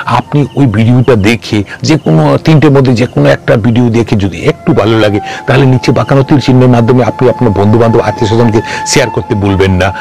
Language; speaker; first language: Bangla; non-native, local second language; Kok Borok